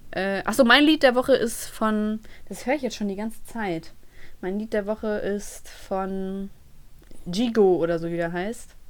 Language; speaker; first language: German; early bilingual, other home language; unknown